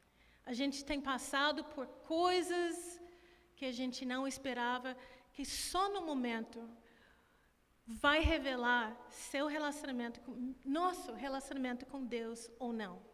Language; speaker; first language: Portuguese; non-native, fluent; English